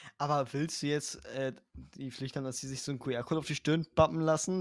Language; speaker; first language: German; native; German